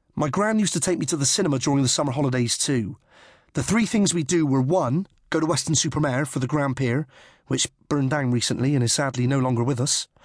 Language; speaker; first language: English; native; English